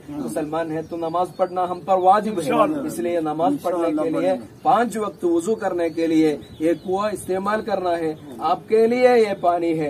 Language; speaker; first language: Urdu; non-native, local second language; Malayalam